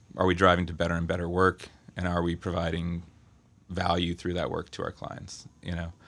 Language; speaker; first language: English; native; English